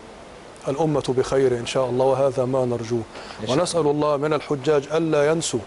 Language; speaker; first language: Arabic; native; Arabic